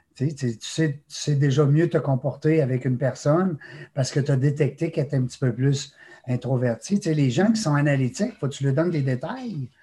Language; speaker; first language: French; native; French